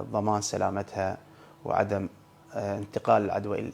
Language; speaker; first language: Arabic; native; Arabic